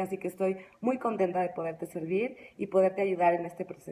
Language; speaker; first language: Spanish; native; Spanish